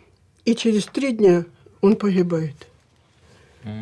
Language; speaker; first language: Russian; native; Russian